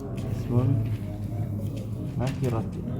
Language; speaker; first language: Arabic; non-native, fluent; Indonesian